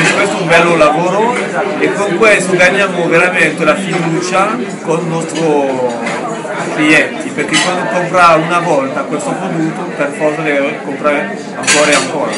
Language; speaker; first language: Italian; non-native, fluent; French